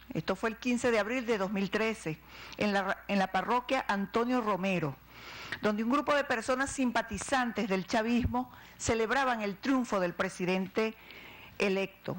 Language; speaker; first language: Spanish; native; Spanish